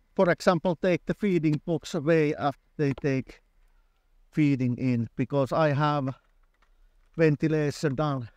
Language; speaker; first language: English; non-native, fluent; Finnish